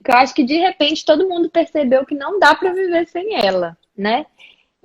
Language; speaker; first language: Portuguese; native; Portuguese